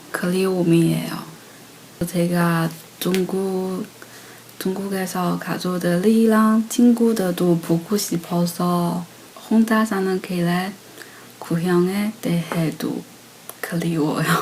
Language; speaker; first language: Korean; non-native, learner; Chinese